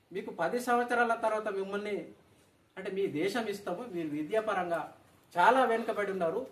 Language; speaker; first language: Telugu; non-native, local second language; Gondi